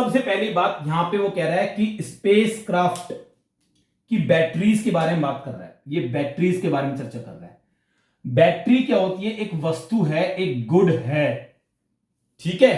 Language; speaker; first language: Hindi; native; Hindi